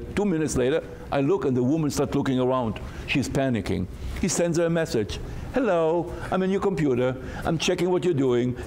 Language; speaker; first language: English; non-native, fluent; Hebrew